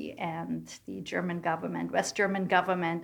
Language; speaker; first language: English; non-native, fluent; German